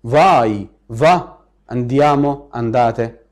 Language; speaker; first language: Italian; non-native, fluent; Arabic